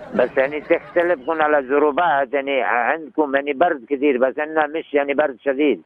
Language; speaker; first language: Arabic; non-native, learner; Bangla